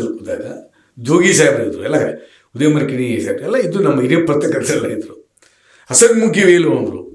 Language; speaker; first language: Kannada; native; Kannada